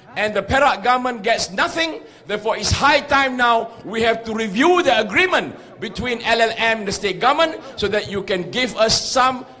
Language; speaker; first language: English; non-native, local second language; Malay